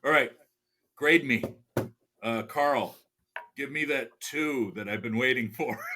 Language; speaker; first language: English; native; English